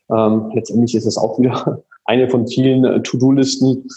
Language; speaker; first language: German; native; German